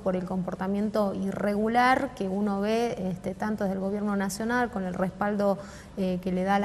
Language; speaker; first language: Spanish; native; Spanish